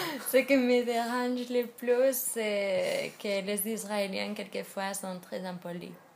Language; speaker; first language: French; non-native, fluent; Spanish